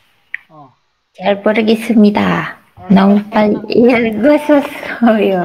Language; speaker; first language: Korean; non-native, learner; Indonesian